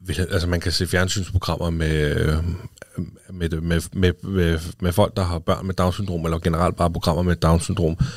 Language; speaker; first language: Danish; native; Danish